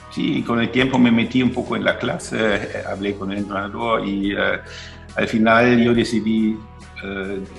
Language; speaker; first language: Spanish; non-native, fluent; German